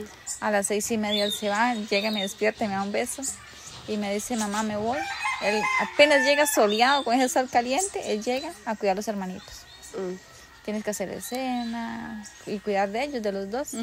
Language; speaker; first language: Spanish; native; Spanish